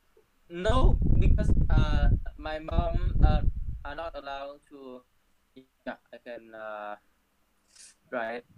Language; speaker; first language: English; non-native, learner; Vietnamese